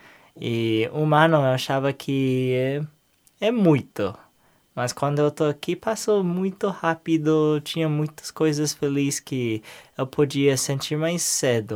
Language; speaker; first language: Portuguese; non-native, learner; English